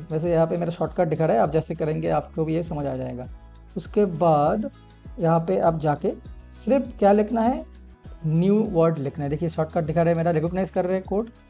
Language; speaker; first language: Hindi; non-native, local second language; Bangla